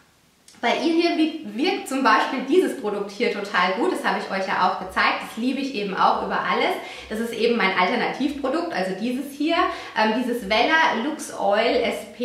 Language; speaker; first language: German; native; German